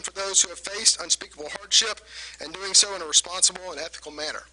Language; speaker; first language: English; non-native, fluent; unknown